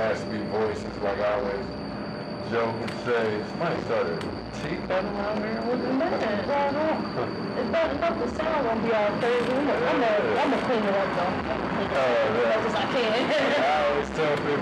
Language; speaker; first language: English; native; English